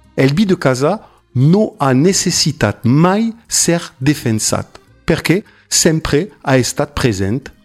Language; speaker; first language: Catalan; non-native, fluent; French